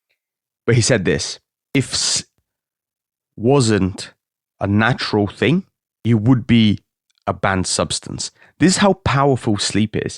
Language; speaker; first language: English; native; English